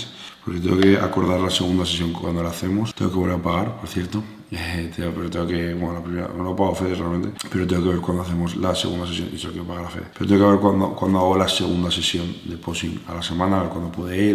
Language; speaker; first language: Spanish; native; Spanish